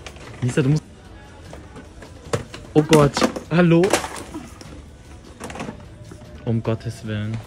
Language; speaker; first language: German; native; German